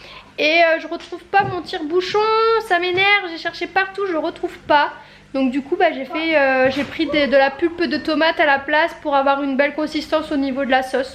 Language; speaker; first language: French; native; French